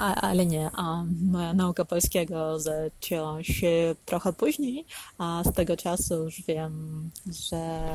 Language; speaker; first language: Polish; non-native, learner; Ukrainian